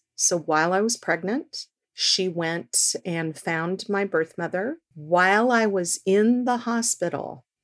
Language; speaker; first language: English; native; English